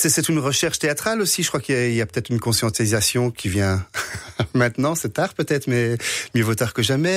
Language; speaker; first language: French; native; French